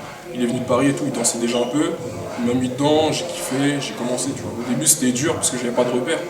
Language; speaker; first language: French; native; French